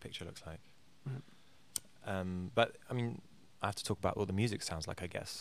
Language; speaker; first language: English; native; English